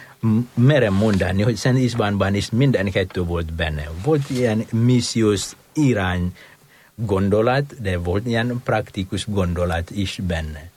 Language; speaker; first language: Hungarian; non-native, fluent; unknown